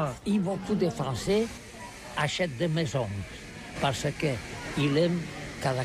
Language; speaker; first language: French; non-native, learner; Catalan